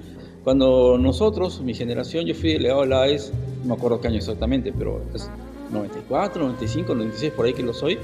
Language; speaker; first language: Spanish; native; Spanish